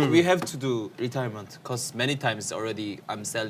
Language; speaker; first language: English; non-native, learner; Korean